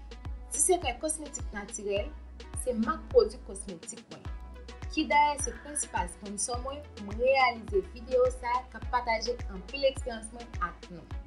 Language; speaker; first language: Haitian Creole; native; Haitian Creole